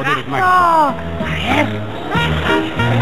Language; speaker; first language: Spanish; native; Spanish